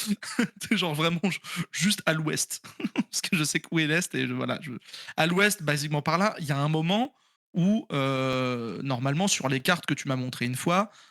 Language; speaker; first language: French; native; French